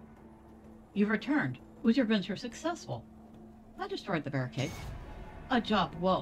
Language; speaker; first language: English; native; English